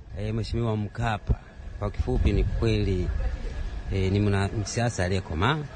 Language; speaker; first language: Swahili; native; Swahili